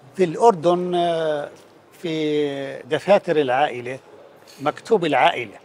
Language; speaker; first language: Arabic; native; Arabic